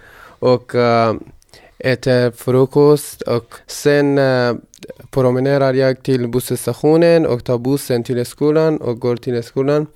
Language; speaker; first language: Swedish; non-native, fluent; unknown